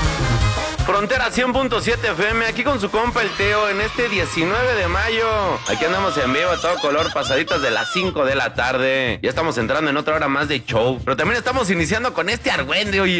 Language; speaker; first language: Spanish; native; Spanish